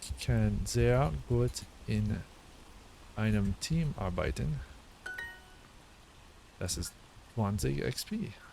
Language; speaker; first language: German; non-native, learner; English